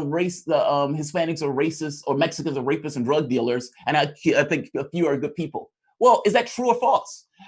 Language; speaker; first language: English; native; English